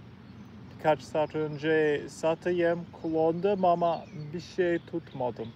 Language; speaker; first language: Turkish; non-native, learner; English